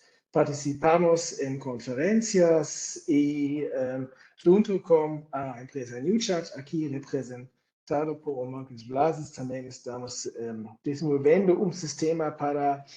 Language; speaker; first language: Portuguese; non-native, fluent; German